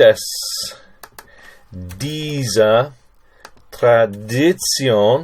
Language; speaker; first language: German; non-native, fluent; English